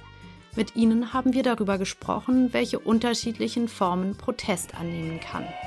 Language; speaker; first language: German; native; German